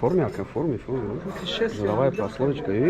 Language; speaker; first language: Russian; non-native, local second language; Tajik